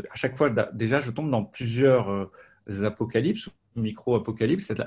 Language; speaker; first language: French; native; French